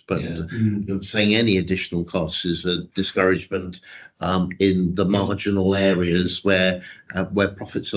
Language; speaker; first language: English; native; English